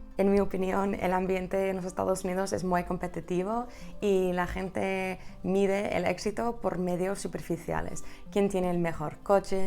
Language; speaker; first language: Spanish; non-native, fluent; English